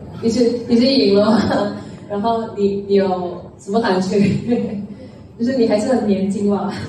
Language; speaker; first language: Chinese; non-native, fluent; Indonesian